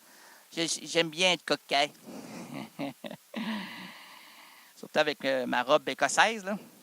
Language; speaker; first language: French; native; French